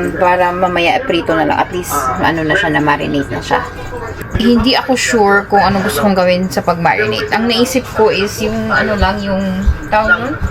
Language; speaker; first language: Filipino; non-native, local second language; Cebuano